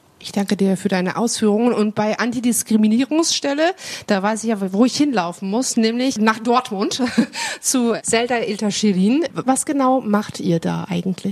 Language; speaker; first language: German; native; German